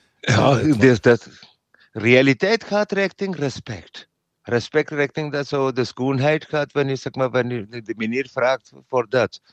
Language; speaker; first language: Dutch; non-native, learner; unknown